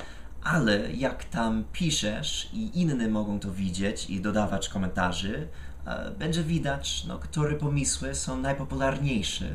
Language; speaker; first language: Polish; non-native, fluent; English